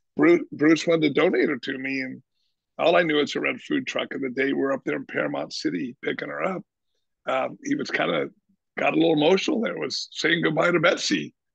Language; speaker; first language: English; native; English